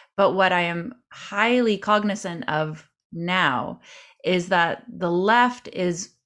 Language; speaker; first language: English; native; English